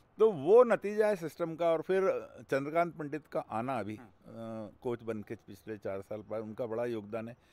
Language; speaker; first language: Hindi; native; Hindi